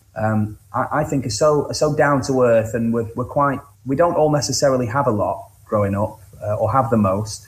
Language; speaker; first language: English; native; English